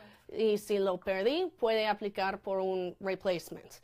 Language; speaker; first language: Spanish; non-native, fluent; English